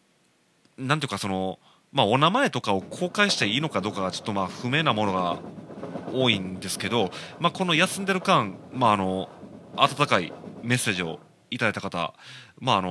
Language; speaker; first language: Japanese; native; Japanese